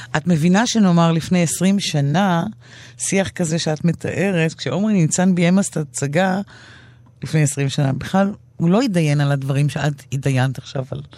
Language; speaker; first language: Hebrew; native; Hebrew